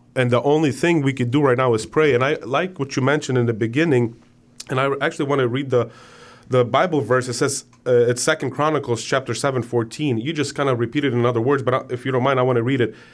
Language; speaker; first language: English; non-native, fluent; Ukrainian